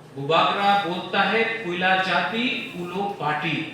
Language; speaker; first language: Hindi; non-native, local second language; Bangla